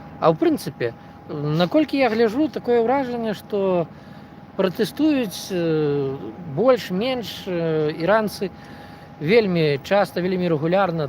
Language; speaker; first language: Belarusian; non-native, local second language; Russian